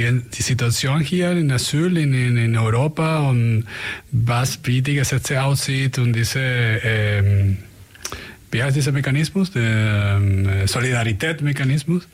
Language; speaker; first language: German; non-native, fluent; Spanish